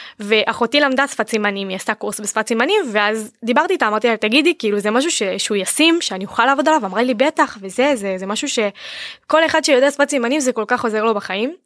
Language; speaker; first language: Hebrew; native; Hebrew